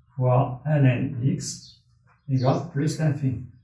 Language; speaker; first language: French; non-native, local second language; Arabic